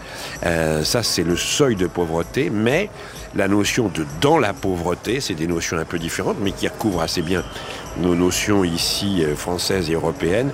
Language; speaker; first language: French; native; French